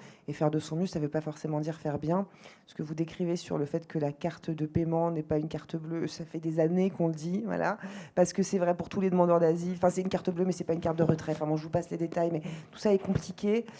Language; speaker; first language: French; native; French